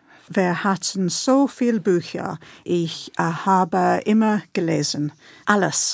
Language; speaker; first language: German; non-native, fluent; English